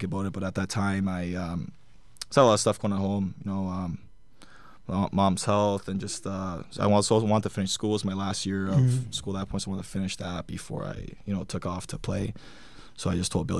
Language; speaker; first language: English; native; English